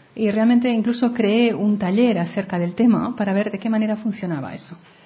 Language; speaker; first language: Spanish; native; Spanish